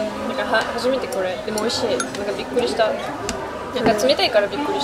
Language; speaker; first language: Japanese; non-native, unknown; French